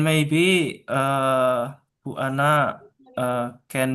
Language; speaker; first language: English; non-native, local second language; Javanese